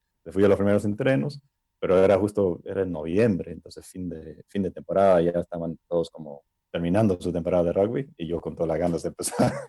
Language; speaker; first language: Spanish; non-native, fluent; English